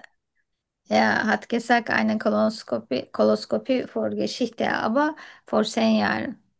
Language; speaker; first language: German; non-native, learner; Turkish